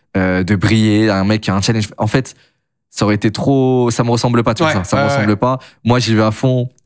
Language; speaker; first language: French; native; French